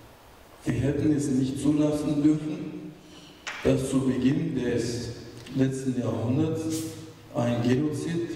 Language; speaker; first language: German; non-native, fluent; Turkish